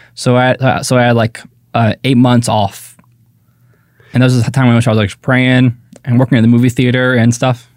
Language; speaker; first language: English; native; English